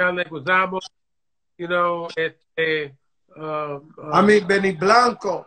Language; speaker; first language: English; native; English